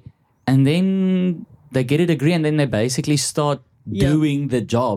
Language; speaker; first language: English; non-native, local second language; Afrikaans